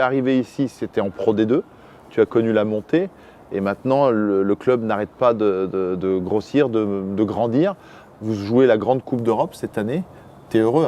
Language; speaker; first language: French; native; French